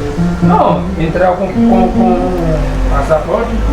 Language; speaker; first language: Portuguese; non-native, learner; Haitian Creole